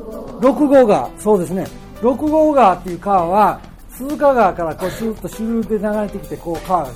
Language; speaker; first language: Japanese; native; Japanese